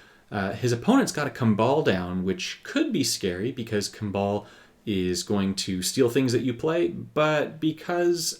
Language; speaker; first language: English; native; English